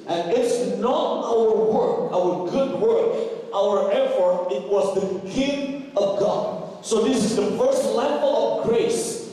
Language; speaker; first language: English; non-native, fluent; Indonesian